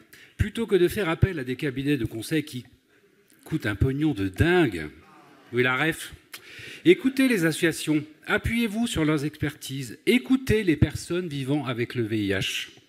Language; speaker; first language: French; native; French